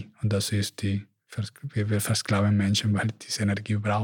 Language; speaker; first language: German; non-native, learner; Spanish